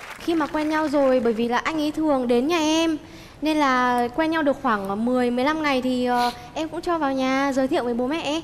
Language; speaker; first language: Vietnamese; native; Vietnamese